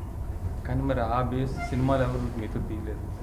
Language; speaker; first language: Telugu; native; Telugu